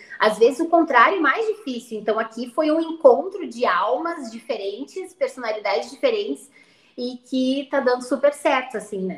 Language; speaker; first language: Portuguese; native; Portuguese